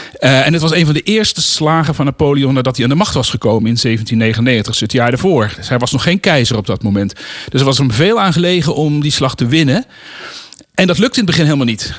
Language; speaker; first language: Dutch; native; Dutch